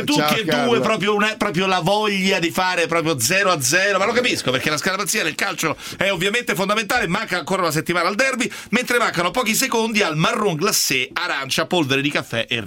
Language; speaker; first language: Italian; native; Italian